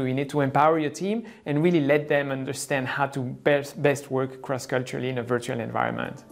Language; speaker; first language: English; non-native, fluent; French